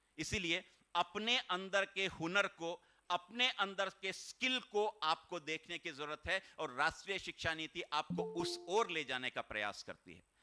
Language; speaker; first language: Hindi; native; Hindi